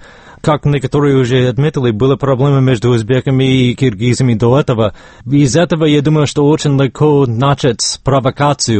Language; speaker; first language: Russian; non-native, fluent; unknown